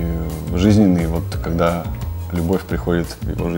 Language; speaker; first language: Russian; native; Russian